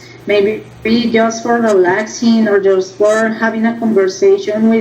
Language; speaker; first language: English; non-native, learner; Spanish